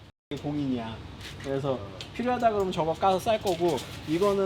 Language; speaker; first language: Korean; native; Korean